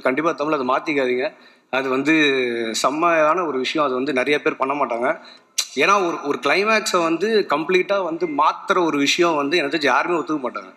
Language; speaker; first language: Tamil; native; Tamil